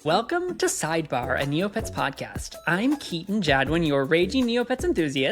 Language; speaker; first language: English; native; English